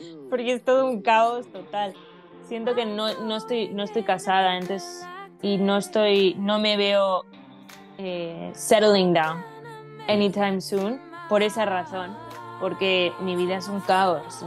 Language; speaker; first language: Spanish; early bilingual, heritage; Spanish